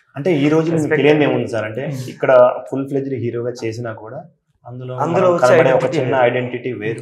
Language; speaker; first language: Telugu; native; Telugu